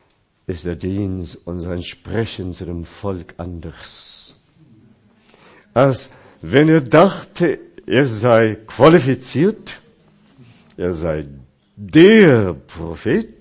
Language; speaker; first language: German; non-native, fluent; Chinese